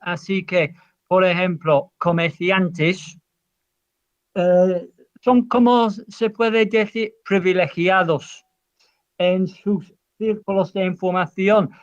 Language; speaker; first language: Spanish; non-native, learner; English